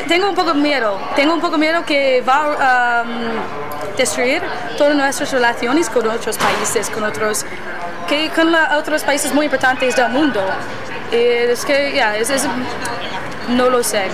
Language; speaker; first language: Spanish; non-native, learner; English